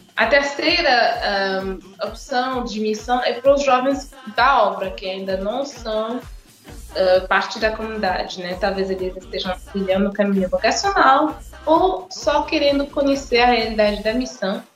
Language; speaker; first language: Portuguese; non-native, fluent; English